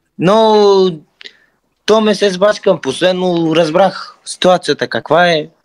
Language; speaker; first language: Bulgarian; non-native, local second language; Turkish